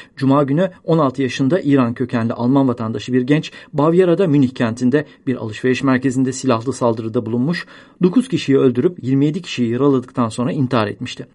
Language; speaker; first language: Turkish; native; Turkish